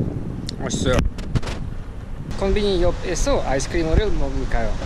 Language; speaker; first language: Korean; non-native, learner; Polish